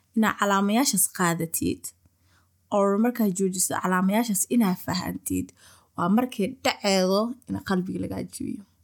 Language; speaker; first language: Somali; early bilingual, heritage; Somali